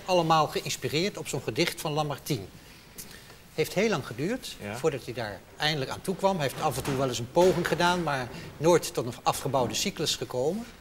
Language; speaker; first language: Dutch; native; Dutch